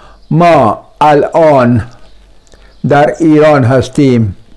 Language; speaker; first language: Persian; non-native, fluent; Urdu